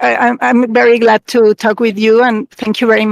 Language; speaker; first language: English; non-native, learner; Spanish